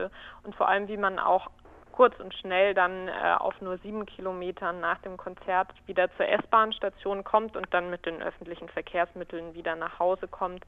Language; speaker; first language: German; native; German